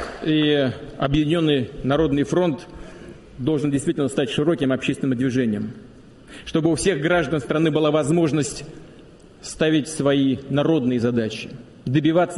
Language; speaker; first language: Russian; native; Russian